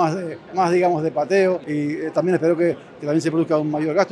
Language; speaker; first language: Spanish; native; Spanish